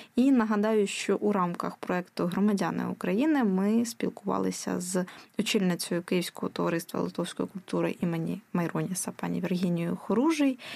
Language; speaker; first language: Ukrainian; native; Ukrainian